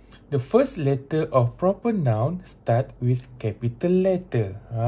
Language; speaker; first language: English; non-native, local second language; Malay